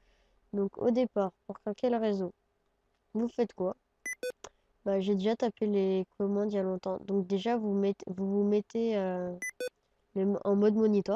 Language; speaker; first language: French; native; French